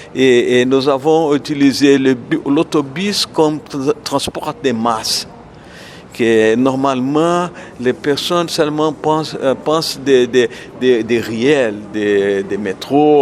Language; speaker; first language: French; non-native, learner; Portuguese